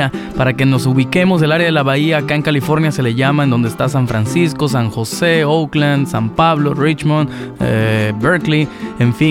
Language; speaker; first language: Spanish; native; Spanish